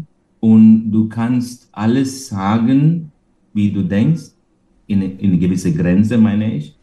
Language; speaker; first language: German; non-native, fluent; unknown